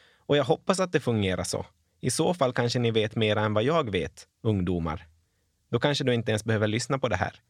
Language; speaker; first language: Swedish; native; Swedish